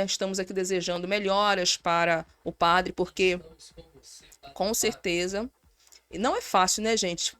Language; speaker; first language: Portuguese; native; Portuguese